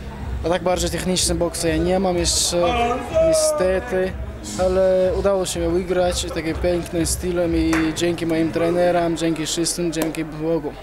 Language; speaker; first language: Polish; non-native, fluent; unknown